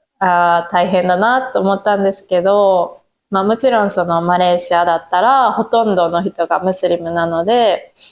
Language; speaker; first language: Japanese; native; Japanese